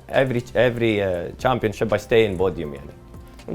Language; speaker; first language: English; non-native, learner; Arabic